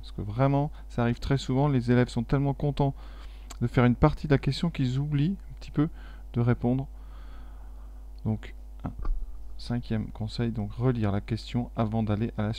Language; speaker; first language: French; native; French